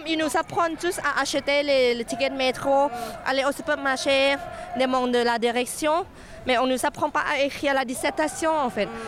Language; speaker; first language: French; non-native, fluent; Thai